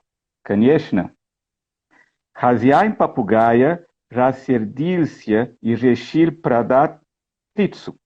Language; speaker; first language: Russian; non-native, learner; Portuguese